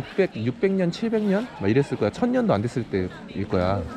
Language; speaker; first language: Korean; native; Korean